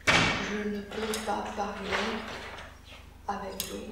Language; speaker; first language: French; non-native, learner; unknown